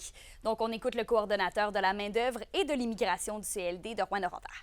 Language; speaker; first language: French; native; French